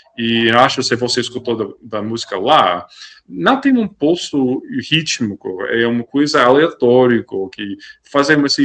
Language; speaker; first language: Portuguese; non-native, fluent; English